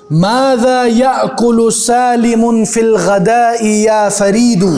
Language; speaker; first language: Arabic; non-native, fluent; Urdu